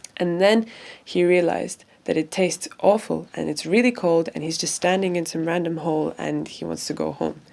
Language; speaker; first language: English; non-native, fluent; Latvian